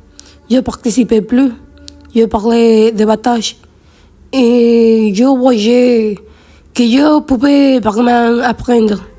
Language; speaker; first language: French; non-native, learner; Spanish